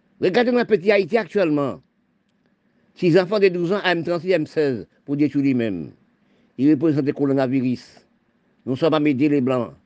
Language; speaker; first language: French; non-native, local second language; Haitian Creole